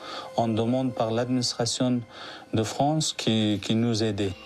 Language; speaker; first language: French; non-native, learner; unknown